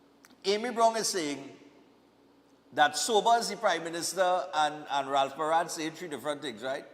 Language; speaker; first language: English; native; English